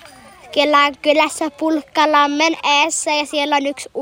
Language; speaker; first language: Finnish; early bilingual, heritage; Finnish